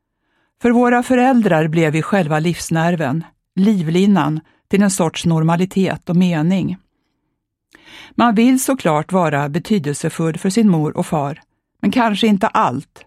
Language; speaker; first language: Swedish; early bilingual, other home language; Hungarian